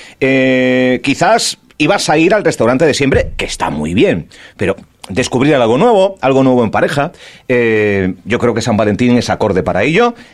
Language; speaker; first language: Spanish; native; Spanish